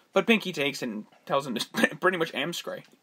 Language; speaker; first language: English; native; English